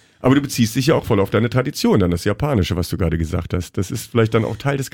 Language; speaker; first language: German; native; German